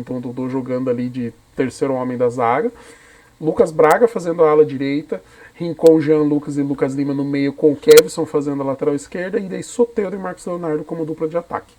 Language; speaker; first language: Portuguese; native; Portuguese